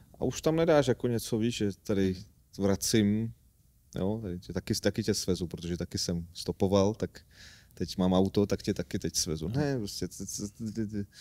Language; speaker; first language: Czech; non-native, fluent; Armenian